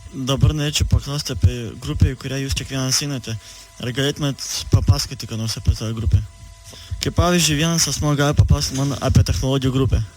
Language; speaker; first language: Lithuanian; non-native, fluent; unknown